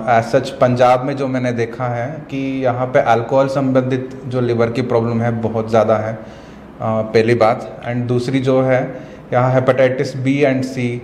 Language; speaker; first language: Hindi; non-native, local second language; Kannada